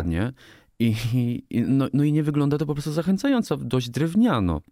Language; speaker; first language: Polish; native; Polish